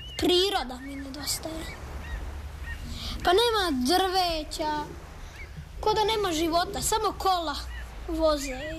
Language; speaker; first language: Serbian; early bilingual, other home language; Croatian